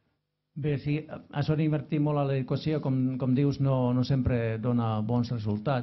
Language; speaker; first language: Catalan; non-native, fluent; Finnish